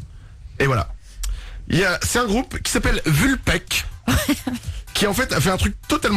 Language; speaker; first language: French; native; French